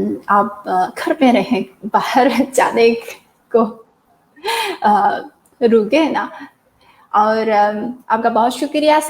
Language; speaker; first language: Hindi; non-native, fluent; Chinese